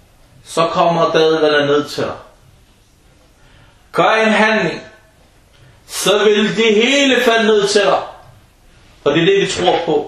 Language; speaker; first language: Danish; early bilingual, other home language; Arabic